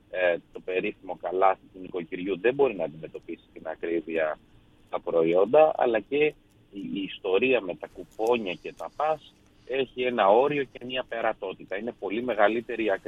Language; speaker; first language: Greek; native; Greek